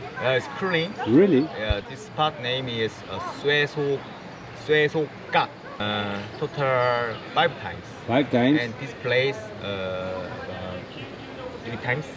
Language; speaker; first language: English; non-native, learner; Korean